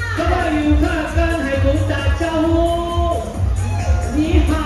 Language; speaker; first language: Chinese; non-native, fluent; Thai